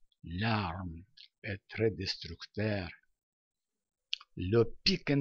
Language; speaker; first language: French; non-native, learner; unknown